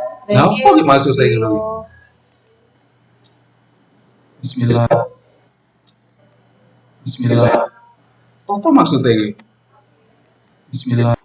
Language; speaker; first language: Indonesian; non-native, local second language; Javanese